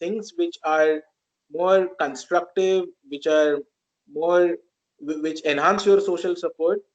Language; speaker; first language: English; non-native, local second language; Marathi